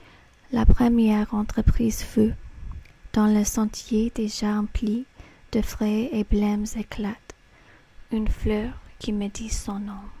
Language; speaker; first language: French; non-native, fluent; English